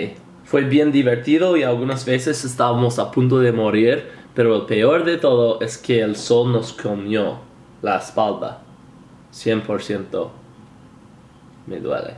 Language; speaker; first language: Spanish; non-native, fluent; English